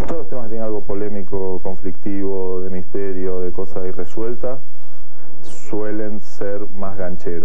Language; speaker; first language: Spanish; native; Spanish